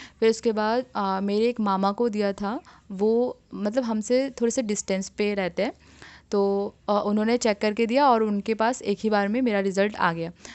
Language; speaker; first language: Hindi; non-native, local second language; Assamese